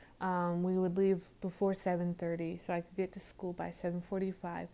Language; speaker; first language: English; native; English